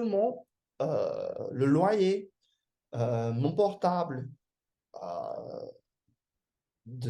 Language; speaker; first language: French; non-native, fluent; English